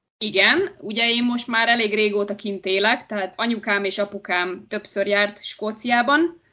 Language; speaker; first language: Hungarian; native; Hungarian